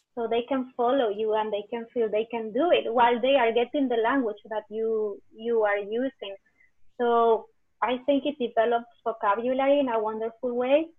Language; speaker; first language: English; non-native, fluent; Spanish